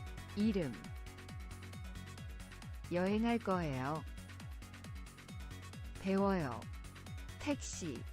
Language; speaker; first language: Korean; non-native, learner; English